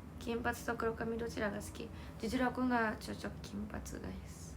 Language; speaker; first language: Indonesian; non-native, learner; Japanese